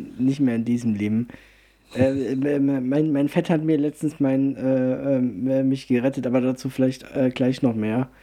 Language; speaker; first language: German; early bilingual, other home language; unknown